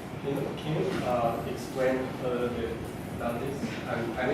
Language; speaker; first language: English; non-native, fluent; Chinese